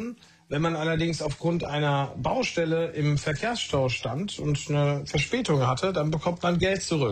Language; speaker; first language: German; native; German